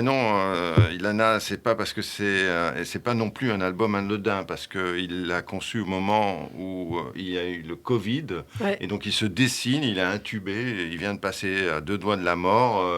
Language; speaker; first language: French; native; French